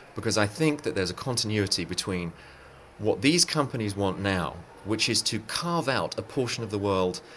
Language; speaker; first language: English; native; English